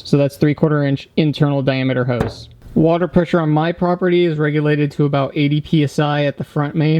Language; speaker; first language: English; native; English